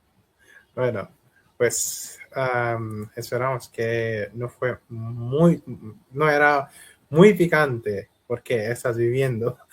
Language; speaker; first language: Spanish; non-native, learner; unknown